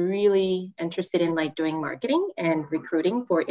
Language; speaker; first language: English; non-native, fluent; Korean